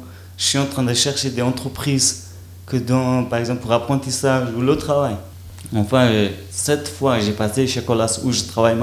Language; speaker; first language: French; non-native, learner; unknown